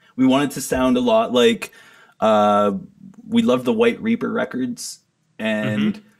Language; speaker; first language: English; native; English